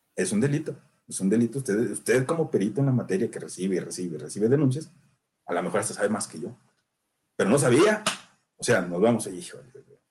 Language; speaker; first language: Spanish; native; Spanish